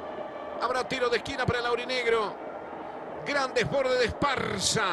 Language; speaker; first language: Spanish; native; Spanish